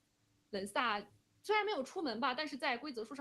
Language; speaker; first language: Chinese; native; Chinese